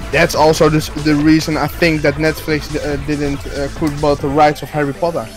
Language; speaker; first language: English; non-native, fluent; Dutch